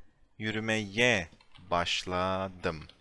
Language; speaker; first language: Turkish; non-native, fluent; English